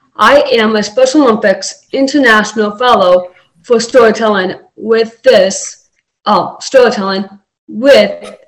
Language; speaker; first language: English; native; English